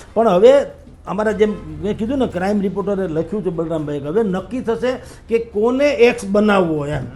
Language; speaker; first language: Gujarati; native; Gujarati